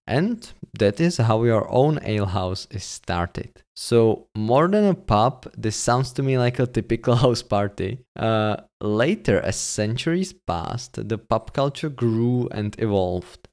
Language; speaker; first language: English; non-native, fluent; Czech